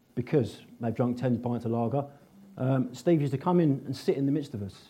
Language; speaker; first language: English; native; English